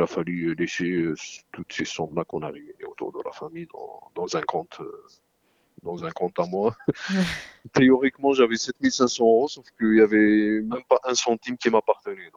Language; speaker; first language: French; non-native, local second language; Arabic